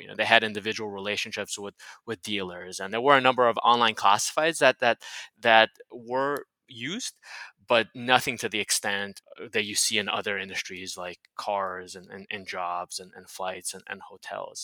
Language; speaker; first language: English; native; English